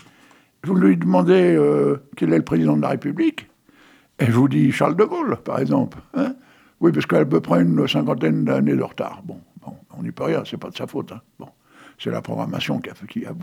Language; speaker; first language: French; native; French